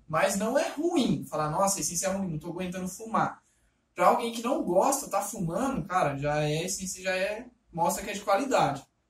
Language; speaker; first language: Portuguese; native; Portuguese